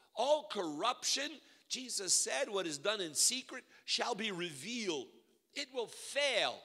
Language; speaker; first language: English; early bilingual, other home language; Russian